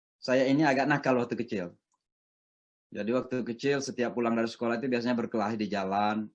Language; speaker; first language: Indonesian; non-native, local second language; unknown